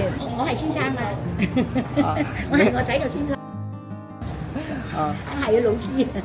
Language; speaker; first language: Cantonese; early bilingual, heritage; Cantonese